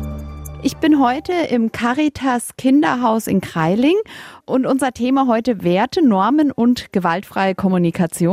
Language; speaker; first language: German; native; German